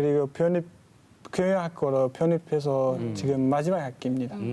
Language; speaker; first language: Korean; non-native, fluent; Uzbek